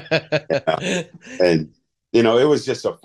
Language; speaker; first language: English; native; English